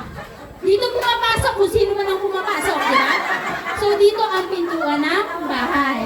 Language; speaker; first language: Filipino; native; Filipino